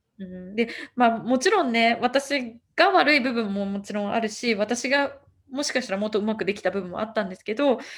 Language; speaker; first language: Japanese; native; Japanese